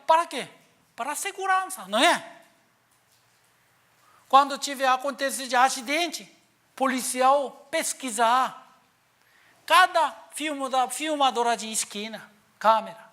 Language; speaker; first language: Portuguese; non-native, learner; Korean